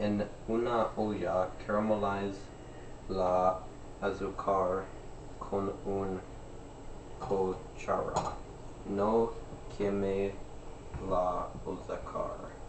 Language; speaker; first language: Spanish; non-native, learner; English